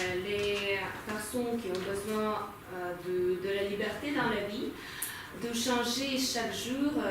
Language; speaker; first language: French; non-native, learner; Ukrainian